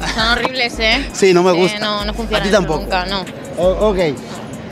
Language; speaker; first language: Spanish; native; Spanish